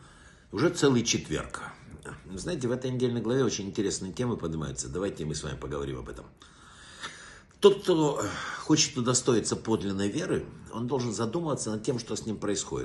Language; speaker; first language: Russian; native; Russian